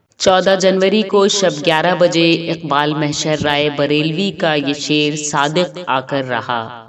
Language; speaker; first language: Urdu; native; Urdu